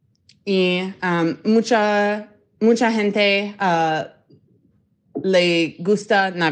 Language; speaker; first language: Spanish; non-native, learner; English